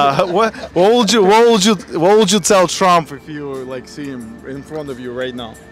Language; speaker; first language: English; non-native, fluent; Russian